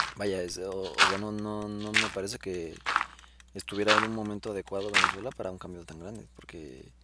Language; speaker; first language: Spanish; native; Spanish